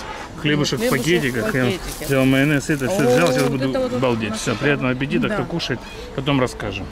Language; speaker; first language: Russian; native; Russian